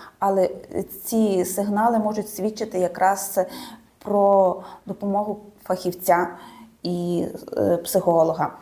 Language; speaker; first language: Ukrainian; native; Ukrainian